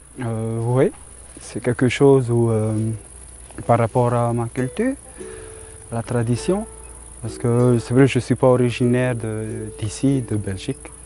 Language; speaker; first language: French; non-native, local second language; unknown